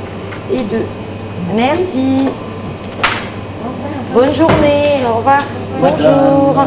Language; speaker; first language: French; native; French